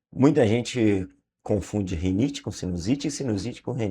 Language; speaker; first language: Portuguese; native; Portuguese